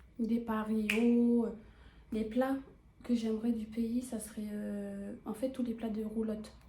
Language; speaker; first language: French; native; French